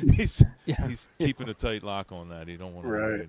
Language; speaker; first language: English; native; English